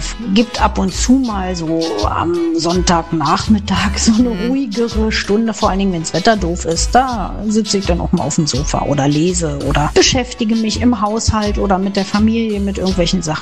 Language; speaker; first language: German; native; German